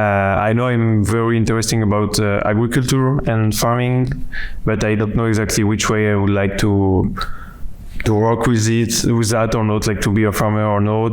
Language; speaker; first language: English; non-native, fluent; French